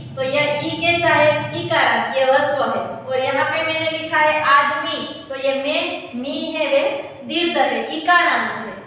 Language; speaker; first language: Hindi; non-native, local second language; Gujarati